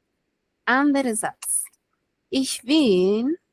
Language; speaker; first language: German; non-native, fluent; Spanish